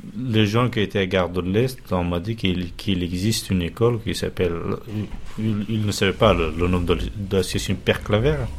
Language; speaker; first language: French; non-native, fluent; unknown